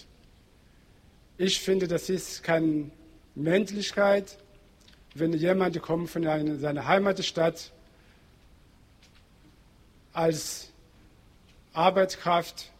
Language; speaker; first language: German; non-native, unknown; Portuguese